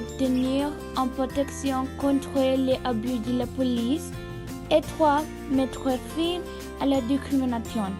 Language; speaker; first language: French; non-native, learner; English